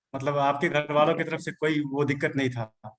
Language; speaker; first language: Hindi; native; Hindi